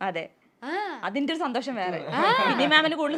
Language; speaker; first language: Malayalam; native; Malayalam